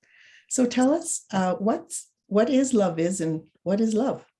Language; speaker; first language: English; native; English